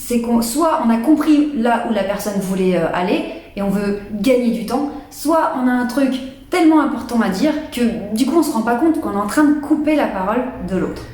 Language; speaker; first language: French; native; French